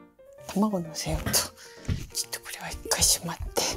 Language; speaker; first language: Japanese; native; Japanese